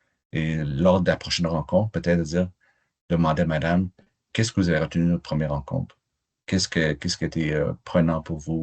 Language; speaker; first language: French; native; French